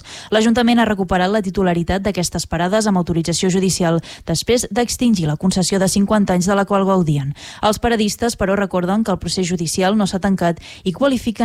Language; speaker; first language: Catalan; native; Catalan